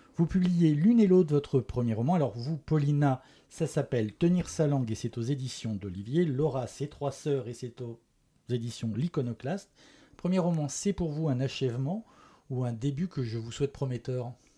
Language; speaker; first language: French; native; French